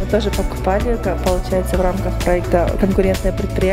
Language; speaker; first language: Russian; non-native, local second language; Kyrgyz